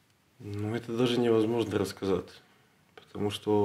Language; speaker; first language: Russian; non-native, learner; Serbian